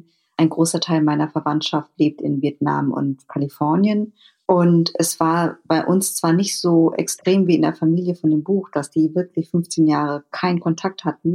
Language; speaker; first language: German; early bilingual, other home language; Vietnamese